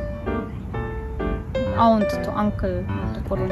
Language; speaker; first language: Japanese; non-native, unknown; Russian